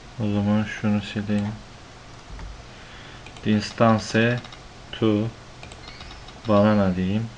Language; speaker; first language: Turkish; native; Turkish